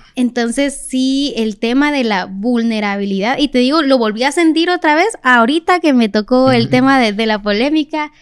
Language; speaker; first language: Spanish; native; Spanish